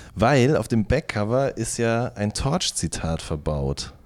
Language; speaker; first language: German; native; German